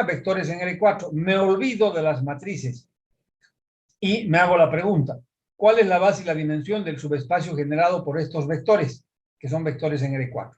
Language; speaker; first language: Spanish; native; Spanish